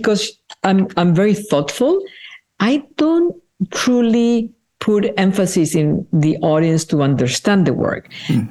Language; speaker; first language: English; non-native, fluent; Spanish